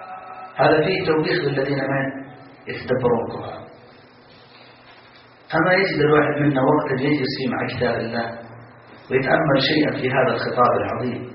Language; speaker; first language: Arabic; native; Arabic